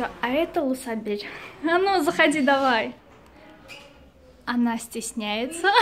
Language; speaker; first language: Russian; non-native, fluent; Armenian